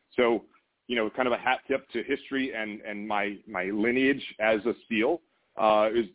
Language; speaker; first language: English; native; English